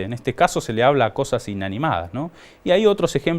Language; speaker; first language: Spanish; native; Spanish